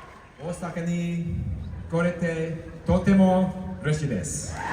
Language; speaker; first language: Japanese; non-native, learner; English